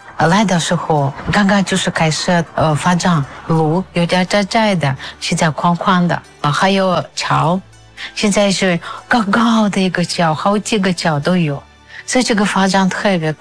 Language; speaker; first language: Chinese; non-native, fluent; Russian